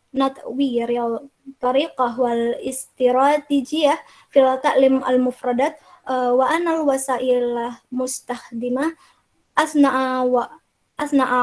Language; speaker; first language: Arabic; non-native, learner; Indonesian